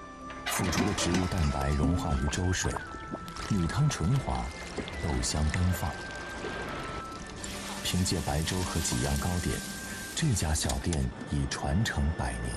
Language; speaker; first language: Chinese; native; Chinese